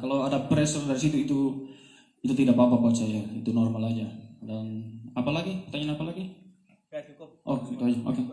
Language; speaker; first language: Indonesian; non-native, fluent; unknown